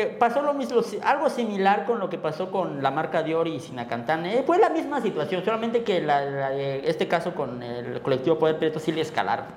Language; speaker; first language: Spanish; non-native, local second language; Tzotzil